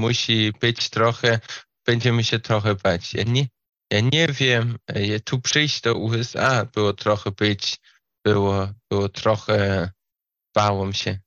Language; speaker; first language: Polish; non-native, fluent; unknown